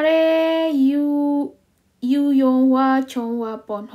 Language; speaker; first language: Korean; non-native, learner; Indonesian